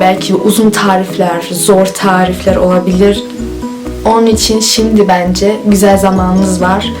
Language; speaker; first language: Turkish; early bilingual, heritage; Turkish